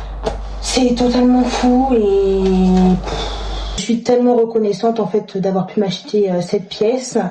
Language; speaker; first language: French; native; French